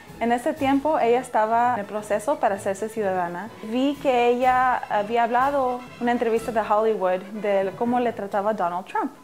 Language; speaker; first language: Spanish; early bilingual, heritage; English